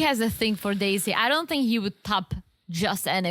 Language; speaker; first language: English; native; English